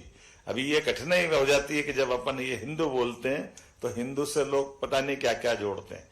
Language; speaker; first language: Hindi; native; Hindi